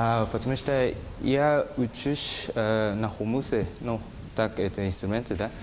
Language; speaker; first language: Russian; non-native, learner; Japanese